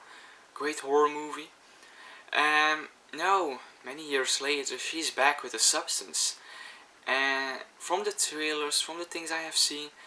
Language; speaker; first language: English; non-native, fluent; Dutch